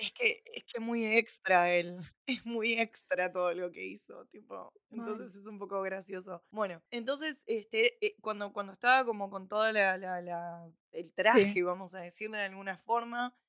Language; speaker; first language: Spanish; native; Spanish